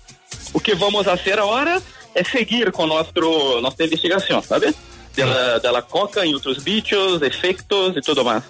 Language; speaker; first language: Spanish; non-native, learner; Portuguese